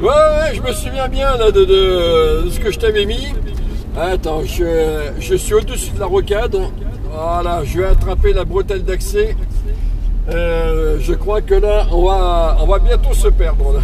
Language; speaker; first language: French; native; French